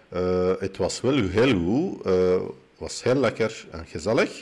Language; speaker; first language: Dutch; non-native, fluent; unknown